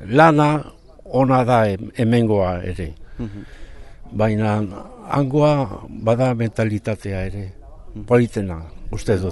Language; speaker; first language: Basque; non-native, learner; Spanish